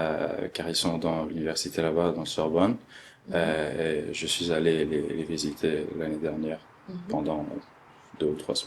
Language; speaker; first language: French; early bilingual, other home language; Arabic